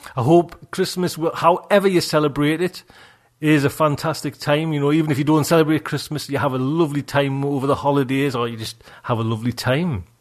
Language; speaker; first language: English; native; English